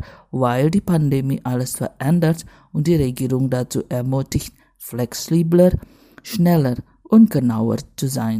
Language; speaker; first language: German; non-native, fluent; Indonesian